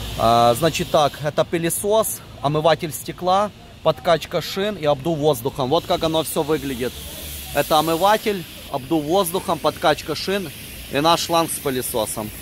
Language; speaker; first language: Russian; non-native, local second language; Ukrainian